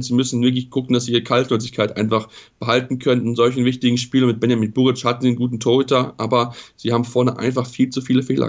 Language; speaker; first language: German; native; German